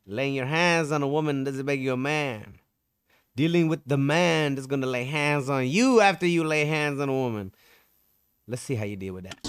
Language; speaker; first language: English; native; English